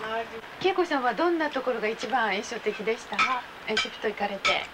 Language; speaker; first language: Japanese; native; Japanese